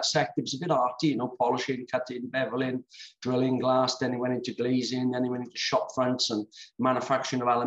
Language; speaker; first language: English; native; English